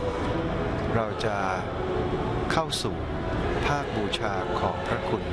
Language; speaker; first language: Thai; native; Thai